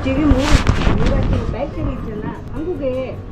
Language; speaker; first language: Korean; non-native, fluent; Mongolian